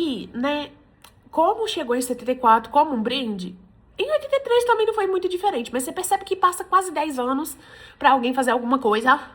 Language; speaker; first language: Portuguese; native; Portuguese